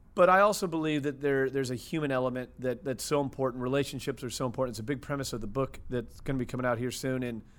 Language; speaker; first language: English; native; English